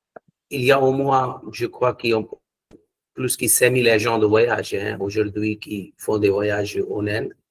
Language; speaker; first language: French; non-native, fluent; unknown